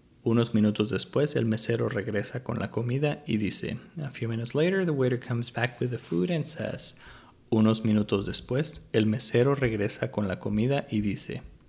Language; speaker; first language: Spanish; native; Spanish